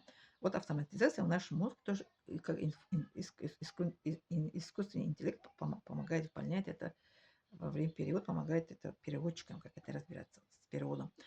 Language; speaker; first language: Russian; non-native, learner; Tajik